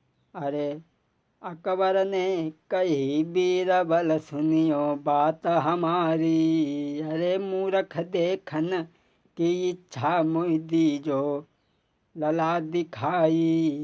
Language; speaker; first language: Hindi; native; Hindi